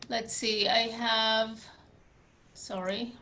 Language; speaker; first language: English; native; English